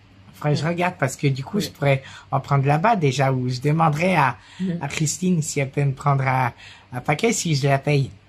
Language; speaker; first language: French; native; French